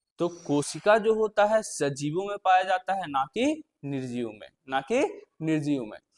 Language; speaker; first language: Hindi; native; Hindi